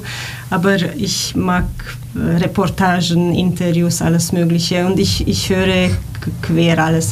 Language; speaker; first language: German; non-native, fluent; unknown